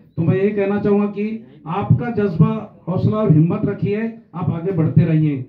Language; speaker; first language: Hindi; non-native, local second language; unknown